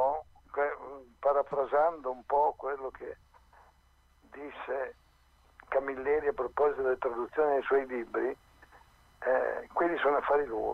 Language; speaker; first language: Italian; native; Italian